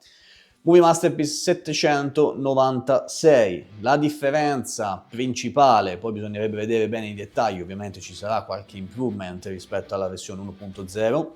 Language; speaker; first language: Italian; native; Italian